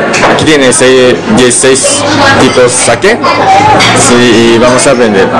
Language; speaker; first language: Spanish; non-native, learner; Japanese